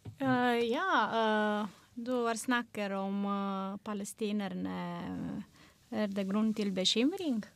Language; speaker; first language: Norwegian; non-native, fluent; Romanian